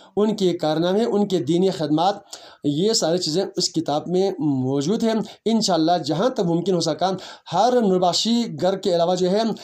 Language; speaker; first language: Urdu; non-native, local second language; Balti